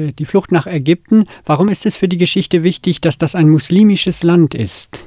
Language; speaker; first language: German; native; German